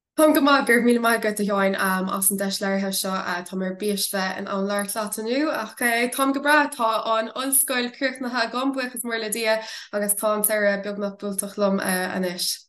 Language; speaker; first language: Irish; non-native, local second language; English